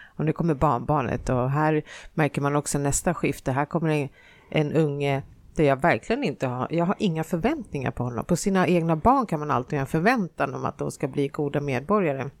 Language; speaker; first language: Swedish; native; Swedish